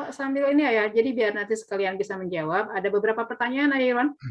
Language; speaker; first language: Indonesian; native; Indonesian